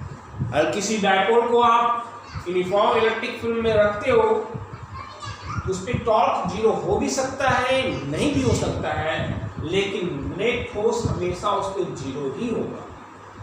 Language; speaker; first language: Hindi; native; Hindi